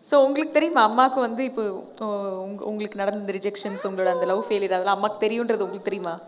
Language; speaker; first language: Tamil; native; Tamil